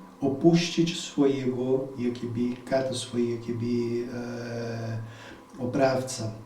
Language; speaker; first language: Polish; non-native, fluent; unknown